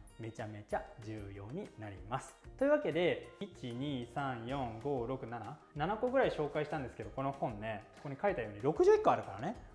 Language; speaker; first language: Japanese; early bilingual, heritage; Japanese